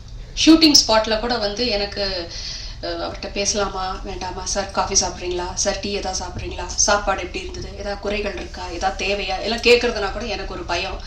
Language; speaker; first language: Tamil; native; Tamil